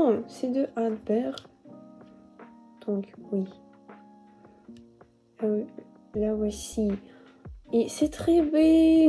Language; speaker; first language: French; non-native, learner; Russian